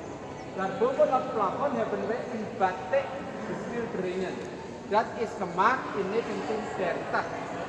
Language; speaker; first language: Dutch; non-native, learner; Indonesian